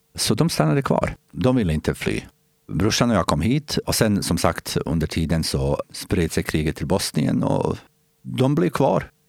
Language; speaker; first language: Swedish; non-native, fluent; Bosnian